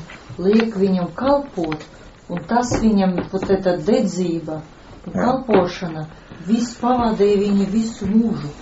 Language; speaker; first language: Latvian; non-native, local second language; Russian